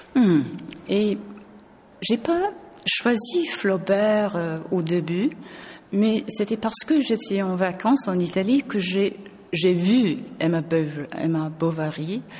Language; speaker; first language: French; non-native, fluent; English